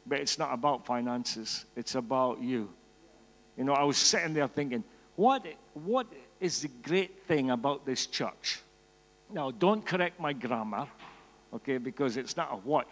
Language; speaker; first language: English; native; English